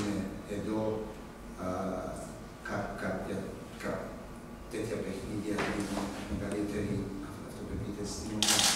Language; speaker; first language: Greek; non-native, fluent; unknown